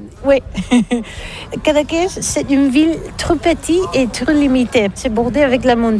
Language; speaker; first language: French; non-native, learner; Catalan